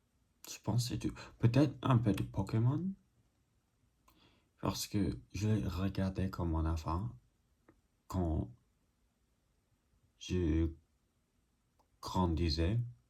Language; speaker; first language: French; non-native, learner; English